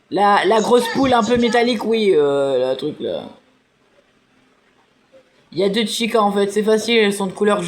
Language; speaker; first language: French; native; French